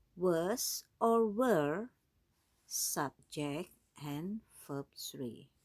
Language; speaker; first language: English; non-native, fluent; Indonesian